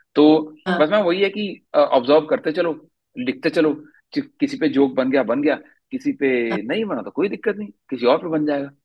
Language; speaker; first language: Hindi; native; Hindi